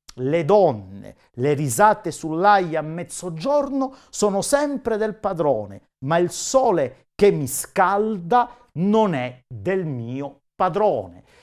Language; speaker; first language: Italian; native; Italian